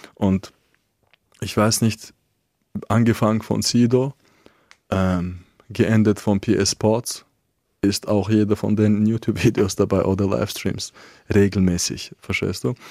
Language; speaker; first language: German; non-native, fluent; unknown